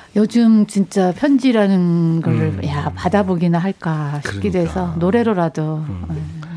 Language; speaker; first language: Korean; native; Korean